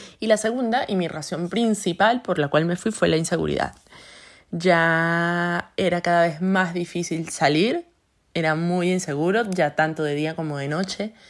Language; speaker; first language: Spanish; native; Spanish